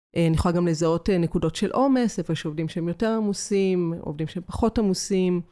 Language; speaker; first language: Hebrew; native; Hebrew